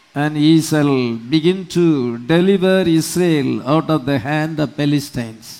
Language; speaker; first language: English; non-native, local second language; Tamil